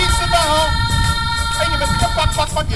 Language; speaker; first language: Chinese; native; Chinese